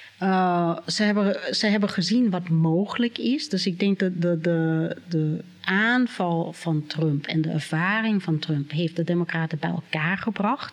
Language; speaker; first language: Dutch; non-native, fluent; English